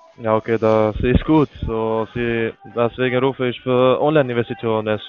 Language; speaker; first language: German; non-native, learner; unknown